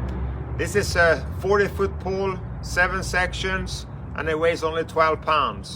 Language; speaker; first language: English; non-native, fluent; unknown